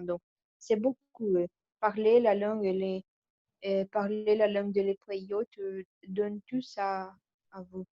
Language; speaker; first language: French; non-native, learner; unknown